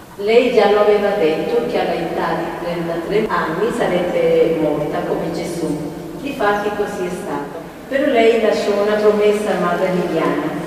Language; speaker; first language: Italian; non-native, fluent; Spanish